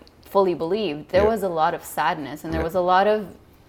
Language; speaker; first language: English; non-native, fluent; Arabic